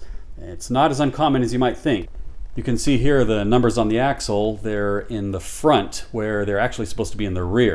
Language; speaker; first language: English; native; English